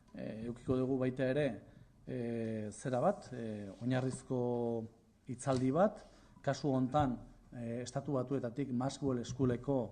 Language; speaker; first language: Basque; native; Basque